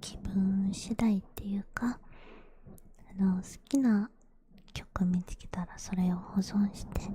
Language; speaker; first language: Japanese; non-native, fluent; English